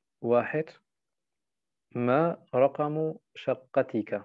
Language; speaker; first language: Arabic; non-native, fluent; German